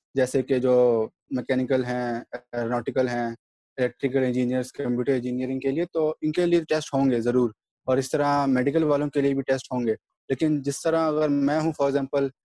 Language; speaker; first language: Urdu; native; Urdu